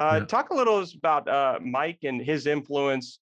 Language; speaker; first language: English; native; English